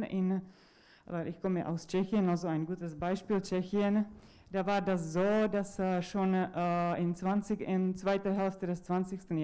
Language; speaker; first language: German; non-native, fluent; Czech